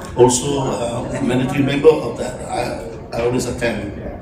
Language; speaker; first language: English; non-native, local second language; Malay